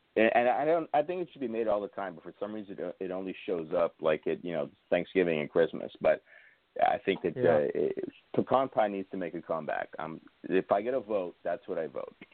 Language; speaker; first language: English; native; English